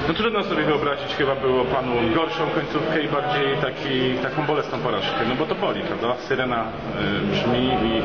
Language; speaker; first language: Polish; native; Polish